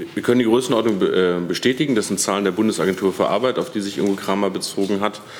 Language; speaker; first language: German; native; German